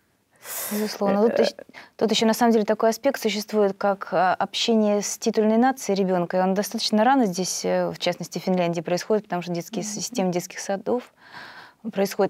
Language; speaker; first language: Russian; native; Russian